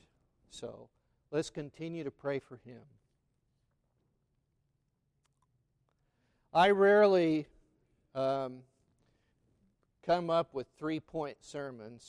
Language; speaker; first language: English; native; English